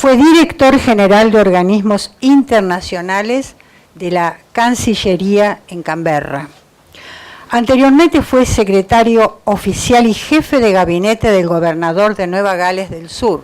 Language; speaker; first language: Spanish; native; Spanish